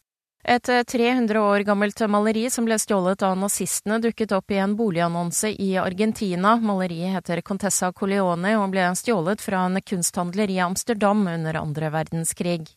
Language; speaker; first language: Norwegian; native; Norwegian